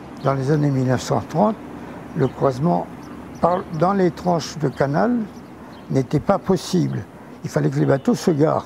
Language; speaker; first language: French; non-native, fluent; Greek